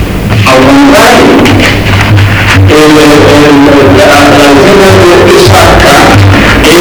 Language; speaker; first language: Italian; non-native, learner; Spanish